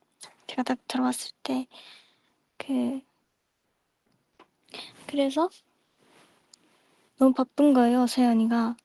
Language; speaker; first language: Korean; non-native, fluent; Japanese